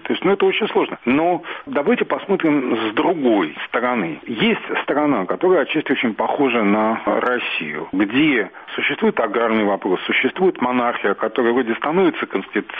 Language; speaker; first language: Russian; native; Russian